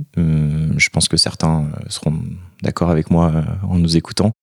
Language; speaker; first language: French; native; French